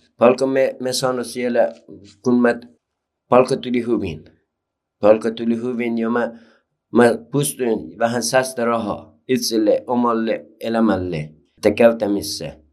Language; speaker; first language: Finnish; non-native, learner; Persian